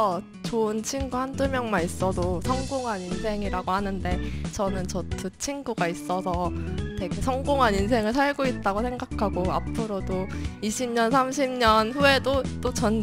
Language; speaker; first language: Korean; native; Korean